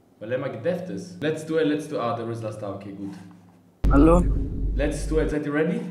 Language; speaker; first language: German; native; German